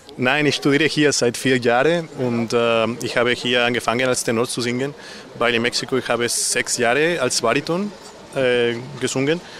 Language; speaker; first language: German; non-native, learner; Spanish